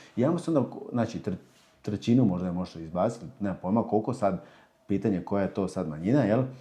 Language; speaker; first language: Croatian; early bilingual, heritage; Croatian